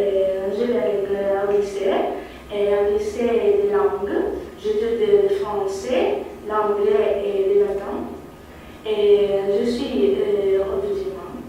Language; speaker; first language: French; non-native, learner; Italian